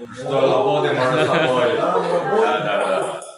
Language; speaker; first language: Russian; non-native, fluent; Chinese